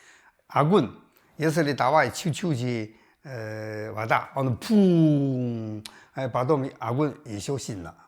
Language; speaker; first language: Russian; non-native, learner; Chinese